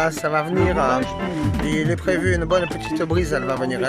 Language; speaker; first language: French; native; French